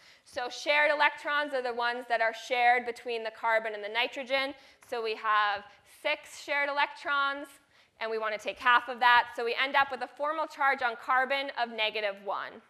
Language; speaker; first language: English; native; English